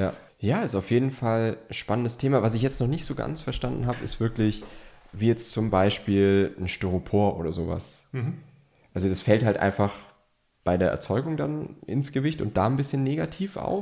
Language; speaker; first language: German; native; German